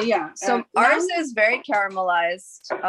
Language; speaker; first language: English; early bilingual, other home language; Bangla